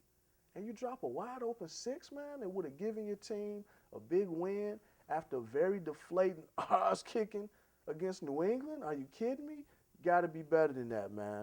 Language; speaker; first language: English; native; English